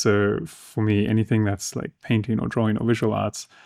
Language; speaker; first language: English; native; English